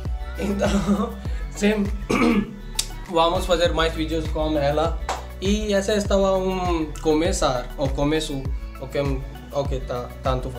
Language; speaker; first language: Portuguese; non-native, learner; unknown